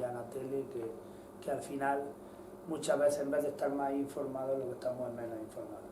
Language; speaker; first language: Spanish; native; Spanish